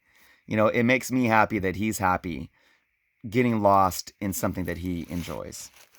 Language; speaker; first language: English; native; English